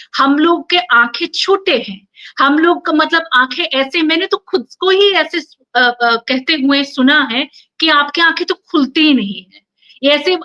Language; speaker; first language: Hindi; non-native, local second language; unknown